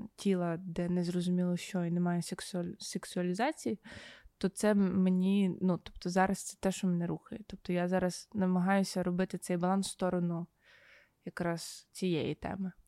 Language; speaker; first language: Ukrainian; native; Ukrainian